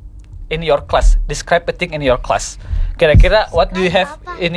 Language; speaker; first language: English; non-native, learner; Indonesian